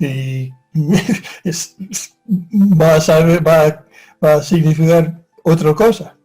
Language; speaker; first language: Spanish; non-native, fluent; English